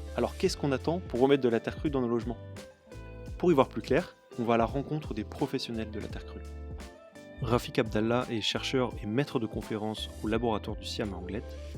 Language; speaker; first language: French; native; French